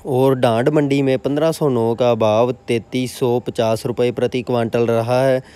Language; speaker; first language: Hindi; non-native, local second language; Punjabi